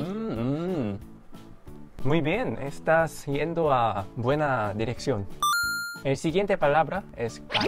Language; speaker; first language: Spanish; non-native, fluent; Korean